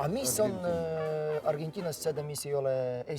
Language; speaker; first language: Estonian; non-native, fluent; Russian